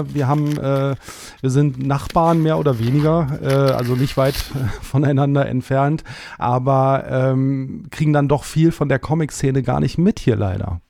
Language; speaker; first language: German; native; German